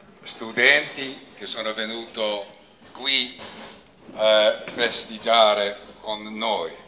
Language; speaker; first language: Italian; non-native, learner; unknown